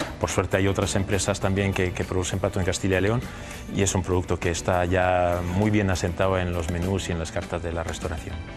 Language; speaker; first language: Spanish; early bilingual, heritage; Spanish